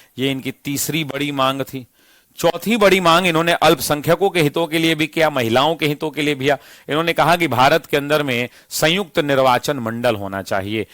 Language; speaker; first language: Hindi; native; Hindi